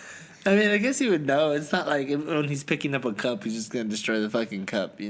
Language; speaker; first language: English; native; English